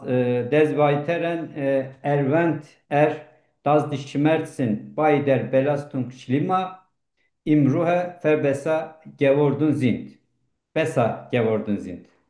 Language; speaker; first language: German; non-native, learner; Turkish